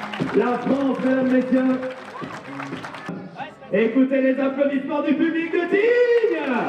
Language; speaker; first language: French; native; French